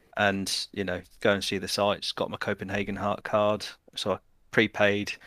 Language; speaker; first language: English; native; English